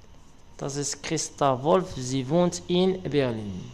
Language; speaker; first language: German; non-native, learner; Arabic